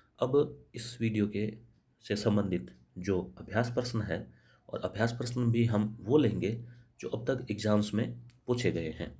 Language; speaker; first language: Hindi; native; Hindi